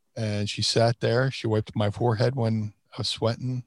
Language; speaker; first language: English; native; English